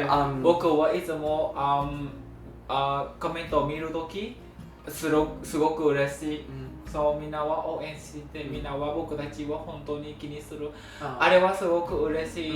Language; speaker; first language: Japanese; non-native, learner; Vietnamese